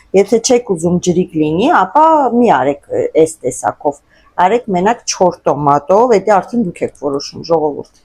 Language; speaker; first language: Armenian; native; Armenian